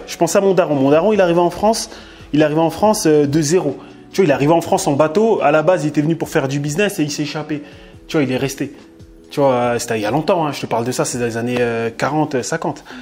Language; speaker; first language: French; native; French